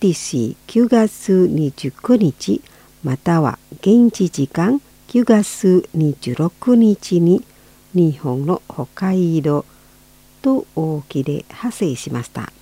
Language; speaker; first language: Japanese; non-native, fluent; Indonesian